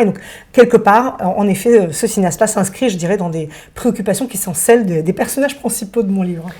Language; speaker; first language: French; early bilingual, other home language; Russian